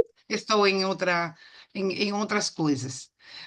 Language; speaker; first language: Portuguese; non-native, fluent; Spanish